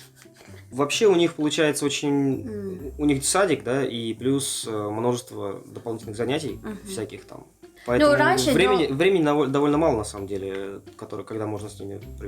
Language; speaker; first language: Russian; native; Russian